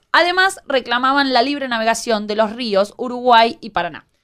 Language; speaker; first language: Spanish; native; Spanish